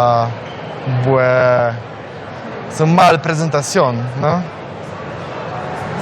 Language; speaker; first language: Spanish; non-native, learner; Polish